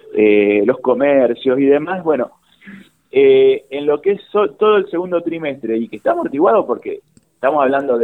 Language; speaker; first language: Spanish; native; Spanish